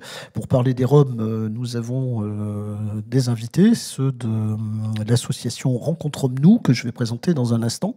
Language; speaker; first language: French; native; French